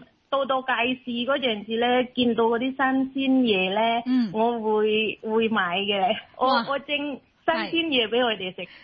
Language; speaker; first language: Cantonese; non-native, learner; Indonesian